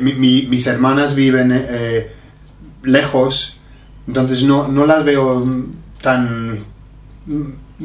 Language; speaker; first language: Spanish; non-native, fluent; English